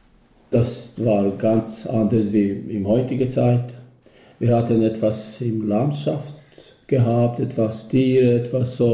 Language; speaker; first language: German; non-native, learner; Albanian